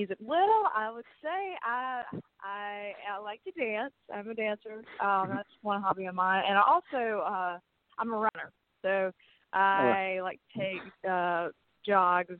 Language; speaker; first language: English; native; English